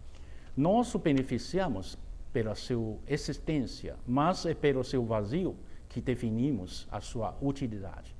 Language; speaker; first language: Portuguese; non-native, fluent; Chinese